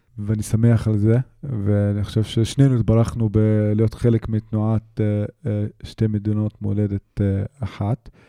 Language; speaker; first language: Hebrew; non-native, local second language; Arabic